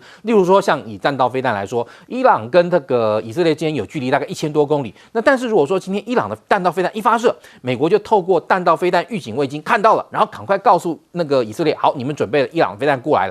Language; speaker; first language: Chinese; native; Chinese